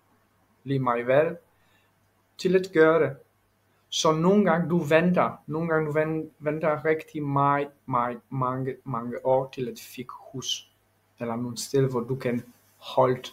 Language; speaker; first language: Danish; non-native, learner; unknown